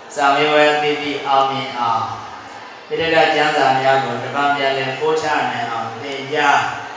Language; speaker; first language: Burmese; native; Burmese